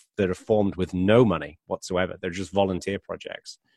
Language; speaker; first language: English; native; English